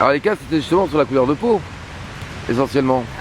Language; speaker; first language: French; native; French